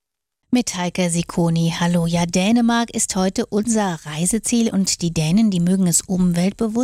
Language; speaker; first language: German; native; German